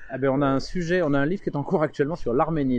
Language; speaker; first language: French; native; French